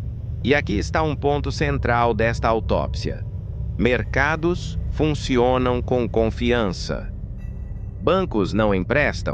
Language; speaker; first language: Portuguese; native; Portuguese